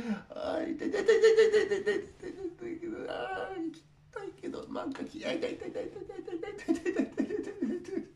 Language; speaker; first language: Japanese; native; Japanese